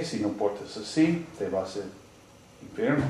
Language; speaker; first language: Spanish; non-native, learner; English